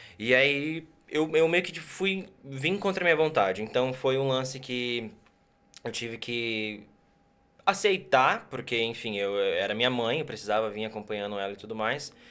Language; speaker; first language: Portuguese; native; Portuguese